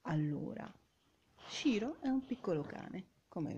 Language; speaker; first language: Italian; non-native, fluent; Arabic